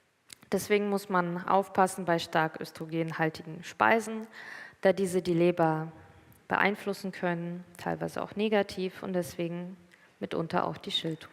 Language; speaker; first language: German; native; German